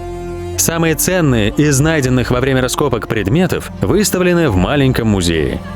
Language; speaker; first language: Russian; native; Russian